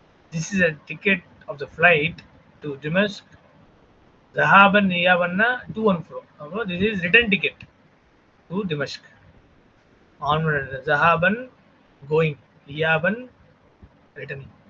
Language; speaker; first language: English; non-native, local second language; Tamil